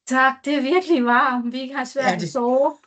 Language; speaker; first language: Danish; non-native, learner; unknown